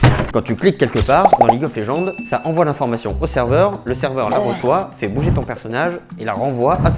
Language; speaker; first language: French; native; French